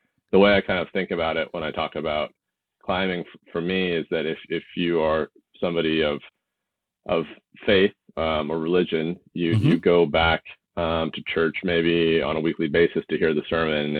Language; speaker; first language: English; native; English